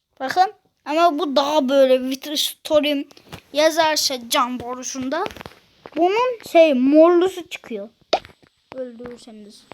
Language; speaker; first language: Turkish; native; Turkish